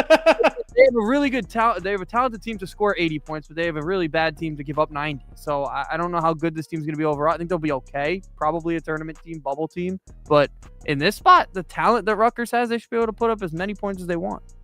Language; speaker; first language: English; native; English